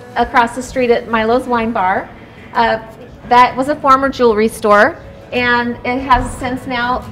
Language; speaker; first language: English; native; English